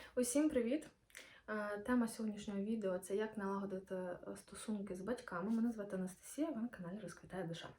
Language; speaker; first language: Ukrainian; non-native, local second language; Russian